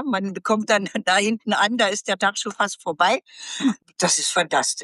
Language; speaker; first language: German; native; German